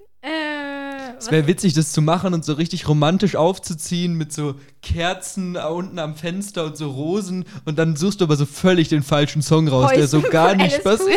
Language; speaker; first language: German; native; German